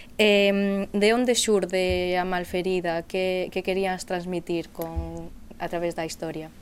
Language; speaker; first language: Galician; native; Galician